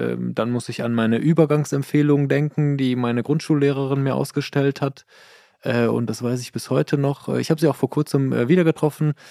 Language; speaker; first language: German; early bilingual, other home language; Persian